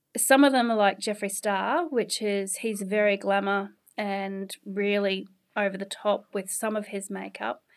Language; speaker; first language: English; native; English